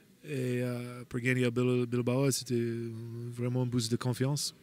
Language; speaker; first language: French; non-native, fluent; English